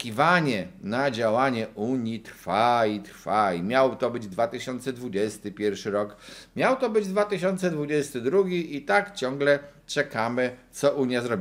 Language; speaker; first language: Polish; native; Polish